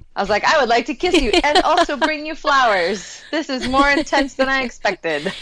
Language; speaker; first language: English; non-native, fluent; Spanish